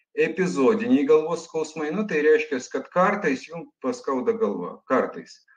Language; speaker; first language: Lithuanian; non-native, local second language; Russian